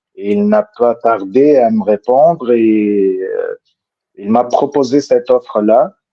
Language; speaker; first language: French; non-native, local second language; Arabic